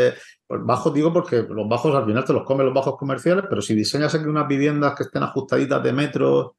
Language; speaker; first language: Spanish; native; Spanish